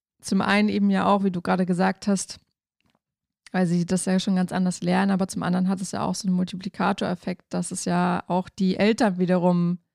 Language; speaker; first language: German; native; German